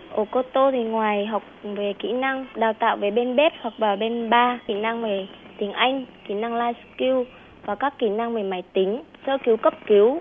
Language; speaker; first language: Vietnamese; native; Vietnamese